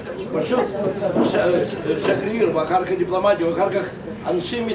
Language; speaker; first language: Hebrew; non-native, fluent; Russian